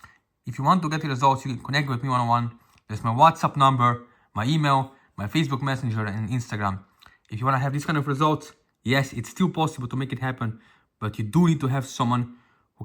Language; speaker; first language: English; non-native, fluent; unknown